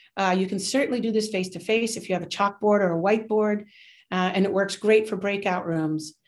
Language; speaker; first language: English; native; English